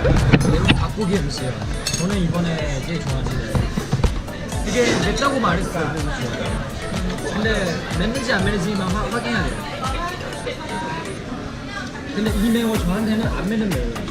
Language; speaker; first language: Korean; non-native, learner; Chinese